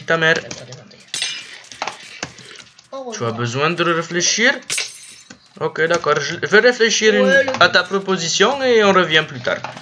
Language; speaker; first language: French; native; French